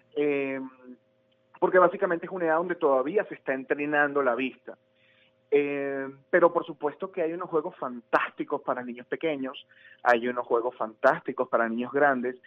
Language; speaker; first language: Spanish; native; Spanish